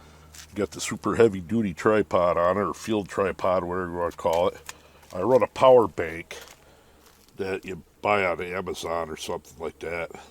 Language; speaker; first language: English; native; English